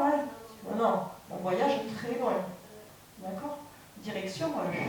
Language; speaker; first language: French; native; French